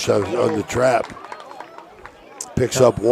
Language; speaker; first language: English; native; English